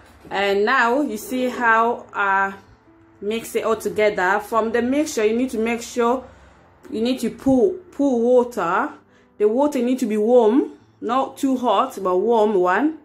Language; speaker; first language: English; non-native, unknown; Lingala